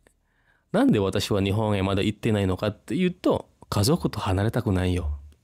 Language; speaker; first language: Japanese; non-native, fluent; Indonesian